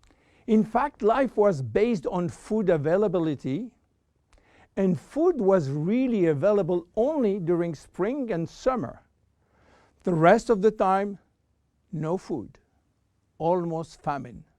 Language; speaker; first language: English; non-native, fluent; French